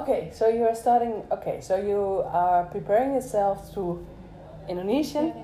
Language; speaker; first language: English; non-native, fluent; Dutch